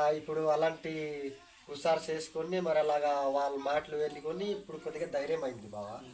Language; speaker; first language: Telugu; non-native, local second language; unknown